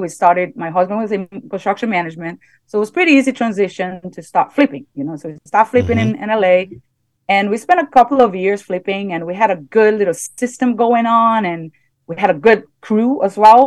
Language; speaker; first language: English; non-native, fluent; Portuguese